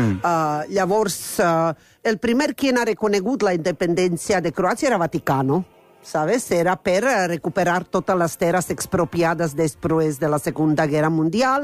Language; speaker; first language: Catalan; non-native, fluent; Croatian